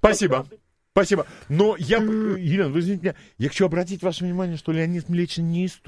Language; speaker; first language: Russian; native; Russian